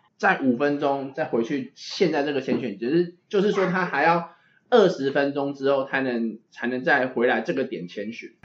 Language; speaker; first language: Chinese; native; Chinese